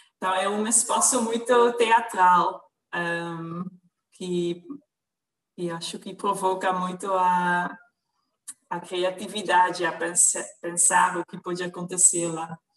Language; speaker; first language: Portuguese; non-native, fluent; Dutch